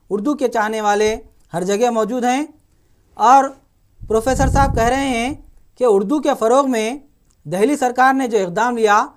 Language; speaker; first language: Urdu; native; Urdu